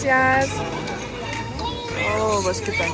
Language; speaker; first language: Spanish; non-native, learner; Korean